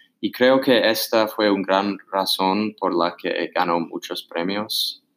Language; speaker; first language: Spanish; non-native, learner; English